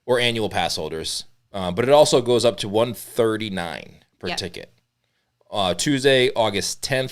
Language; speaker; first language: English; native; English